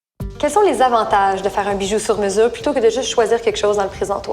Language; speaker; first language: French; native; French